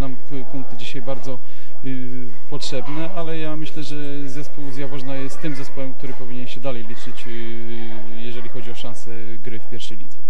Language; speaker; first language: Polish; native; Polish